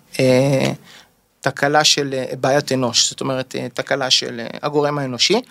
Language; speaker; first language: Hebrew; native; Hebrew